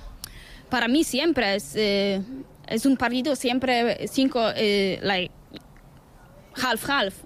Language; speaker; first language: Spanish; non-native, learner; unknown